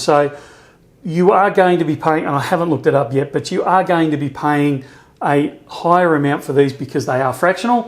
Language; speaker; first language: English; native; English